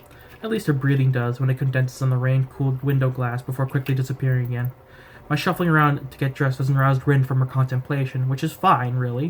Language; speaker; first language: English; native; English